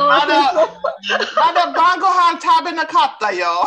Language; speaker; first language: Japanese; non-native, learner; English